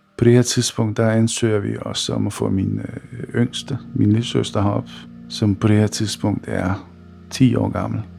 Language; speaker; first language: Danish; early bilingual, other home language; Bosnian